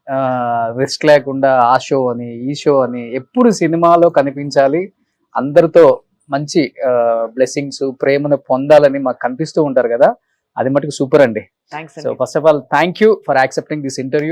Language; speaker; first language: Telugu; native; Telugu